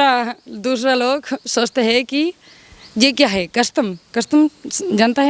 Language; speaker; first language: Hindi; non-native, learner; Spanish